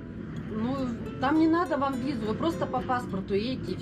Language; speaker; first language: Russian; native; Russian